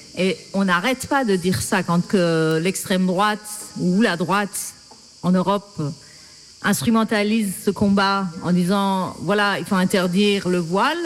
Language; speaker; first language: French; non-native, fluent; Persian